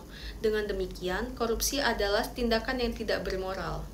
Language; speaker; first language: Indonesian; native; Indonesian